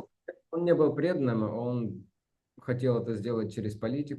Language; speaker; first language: Russian; native; Russian